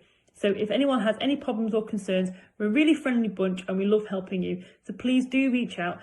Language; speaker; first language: English; native; English